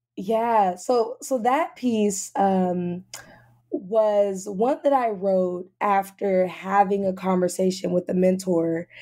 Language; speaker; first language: English; native; English